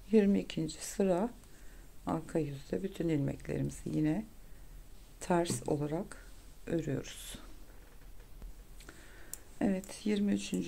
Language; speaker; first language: Turkish; native; Turkish